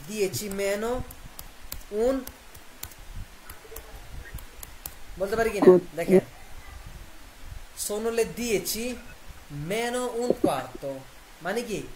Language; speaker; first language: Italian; non-native, fluent; Bangla